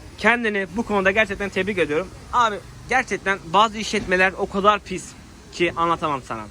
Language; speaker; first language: Turkish; native; Turkish